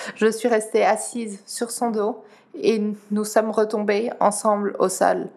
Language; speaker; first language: French; non-native, fluent; Dutch